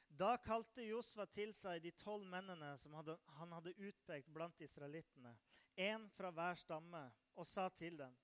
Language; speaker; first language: Norwegian; native; Norwegian